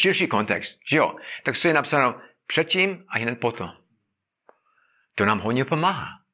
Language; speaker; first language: Czech; non-native, fluent; English